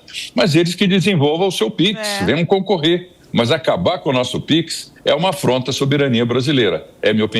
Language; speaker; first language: Portuguese; native; Portuguese